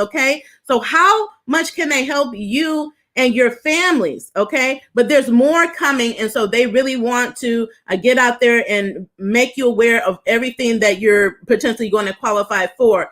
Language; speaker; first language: English; native; English